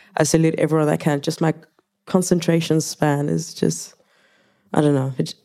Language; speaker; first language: English; non-native, local second language; Zulu